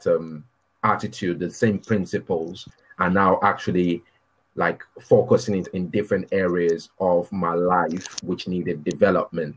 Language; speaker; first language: English; non-native, local second language; Yoruba